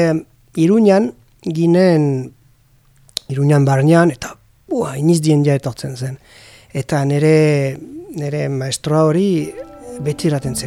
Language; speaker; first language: Basque; non-native, learner; French